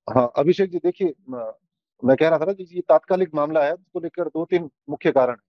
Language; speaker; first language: Hindi; native; Hindi